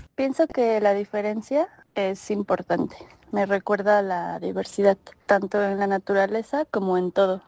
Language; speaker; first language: Spanish; native; Spanish